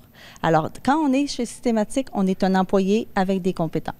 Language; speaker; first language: French; native; French